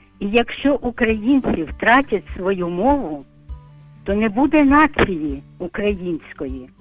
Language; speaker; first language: Ukrainian; native; Ukrainian